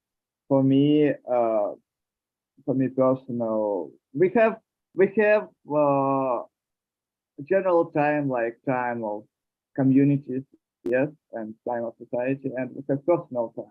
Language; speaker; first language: English; non-native, learner; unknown